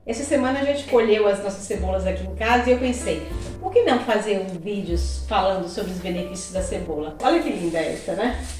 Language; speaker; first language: Portuguese; native; Portuguese